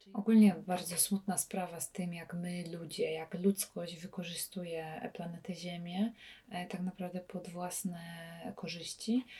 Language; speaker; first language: Polish; native; Polish